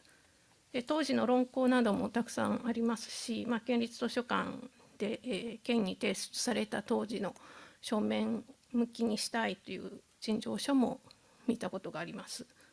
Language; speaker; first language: Japanese; native; Japanese